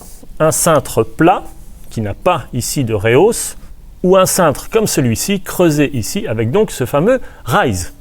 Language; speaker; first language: French; native; French